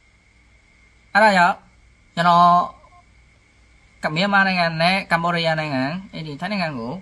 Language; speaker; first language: Burmese; non-native, learner; Khmer